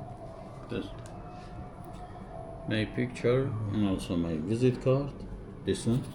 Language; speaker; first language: English; non-native, learner; Persian